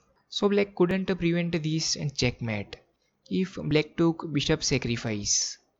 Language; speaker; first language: English; non-native, fluent; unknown